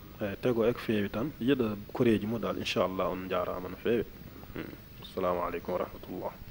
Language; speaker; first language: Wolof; non-native, local second language; Fula